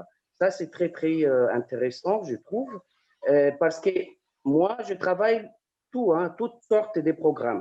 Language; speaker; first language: French; non-native, fluent; Arabic